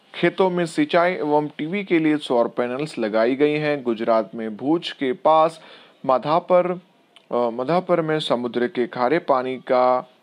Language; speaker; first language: Hindi; non-native, local second language; Gujarati